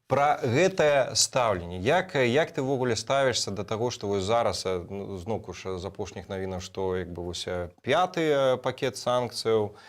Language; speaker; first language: Belarusian; native; Belarusian